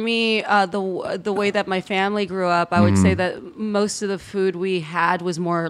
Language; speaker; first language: English; native; English